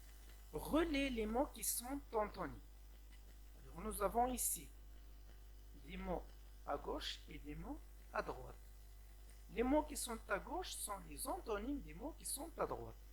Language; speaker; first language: French; non-native, local second language; Arabic